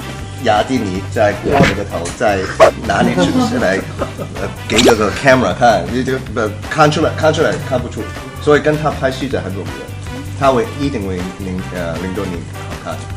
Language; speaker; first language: Chinese; non-native, local second language; Cantonese